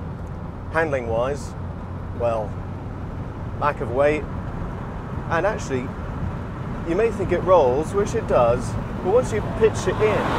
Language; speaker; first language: English; native; English